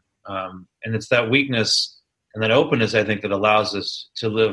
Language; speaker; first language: English; native; English